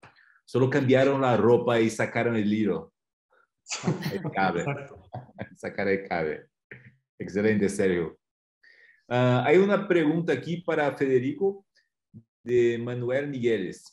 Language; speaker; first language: Spanish; non-native, fluent; Portuguese